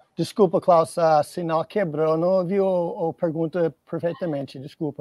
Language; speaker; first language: Portuguese; non-native, fluent; English